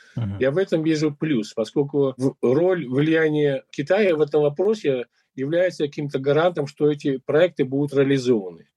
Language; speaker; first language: Russian; non-native, local second language; Uzbek